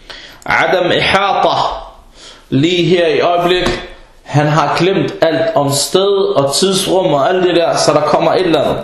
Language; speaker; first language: Danish; early bilingual, other home language; Arabic